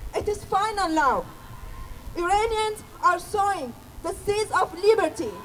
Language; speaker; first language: English; non-native, fluent; Persian